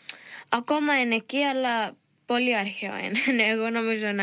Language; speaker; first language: Greek; early bilingual, heritage; Greek